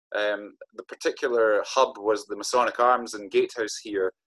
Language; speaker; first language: English; native; English